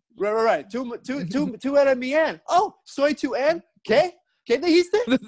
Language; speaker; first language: Spanish; non-native, learner; English